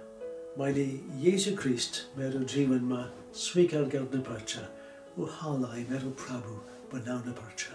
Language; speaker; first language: Nepali; non-native, fluent; English